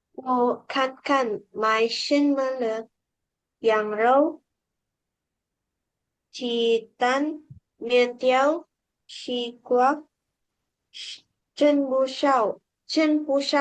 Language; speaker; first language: Chinese; non-native, learner; Indonesian